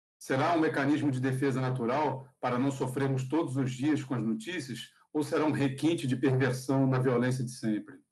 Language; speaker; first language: Portuguese; native; Portuguese